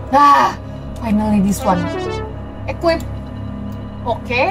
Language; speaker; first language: English; non-native, learner; Indonesian